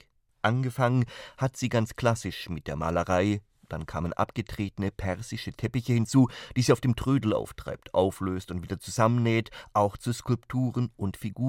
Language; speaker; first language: German; native; German